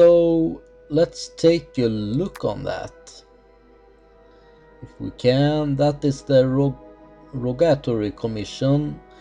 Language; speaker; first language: English; non-native, fluent; Swedish